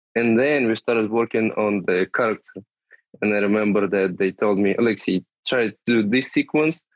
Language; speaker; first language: English; non-native, fluent; Russian